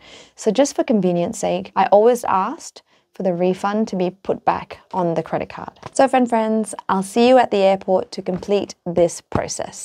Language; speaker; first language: English; native; English